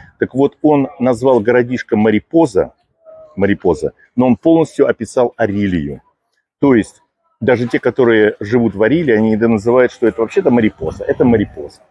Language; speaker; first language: Russian; native; Russian